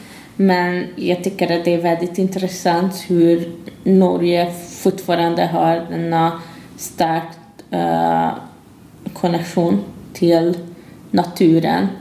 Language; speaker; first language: Swedish; non-native, fluent; Hungarian